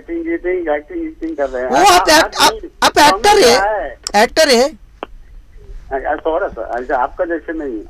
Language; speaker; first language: Hindi; non-native, local second language; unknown